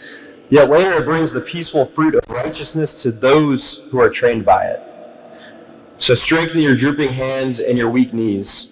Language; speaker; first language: English; native; English